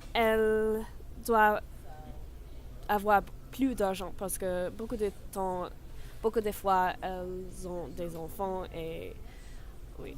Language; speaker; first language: French; non-native, learner; English